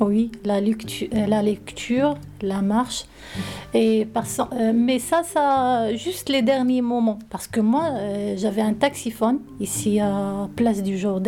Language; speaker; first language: French; non-native, learner; Arabic